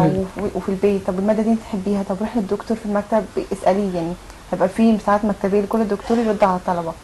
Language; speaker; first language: Arabic; native; Arabic